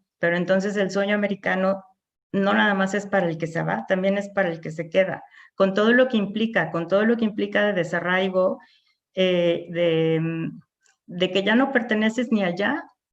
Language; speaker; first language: Spanish; native; Spanish